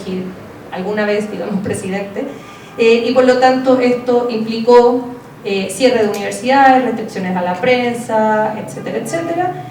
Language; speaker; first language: Spanish; native; Spanish